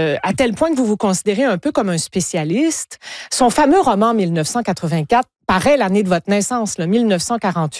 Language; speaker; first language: French; native; French